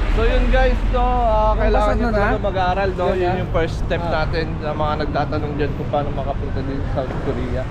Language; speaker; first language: Filipino; native; Filipino